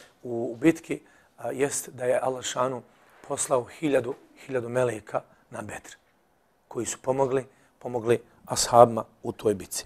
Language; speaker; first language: Serbian; native; Serbian